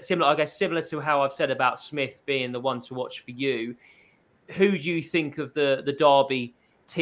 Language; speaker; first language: English; native; English